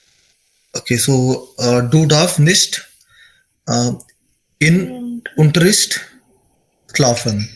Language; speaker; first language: German; non-native, learner; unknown